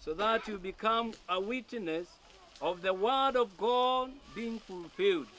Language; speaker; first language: English; non-native, local second language; Swahili